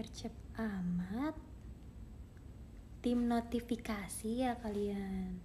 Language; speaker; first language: Indonesian; native; Indonesian